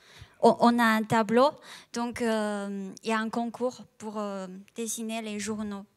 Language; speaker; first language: French; non-native, fluent; Chinese